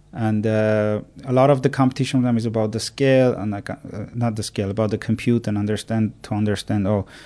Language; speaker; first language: English; non-native, fluent; Armenian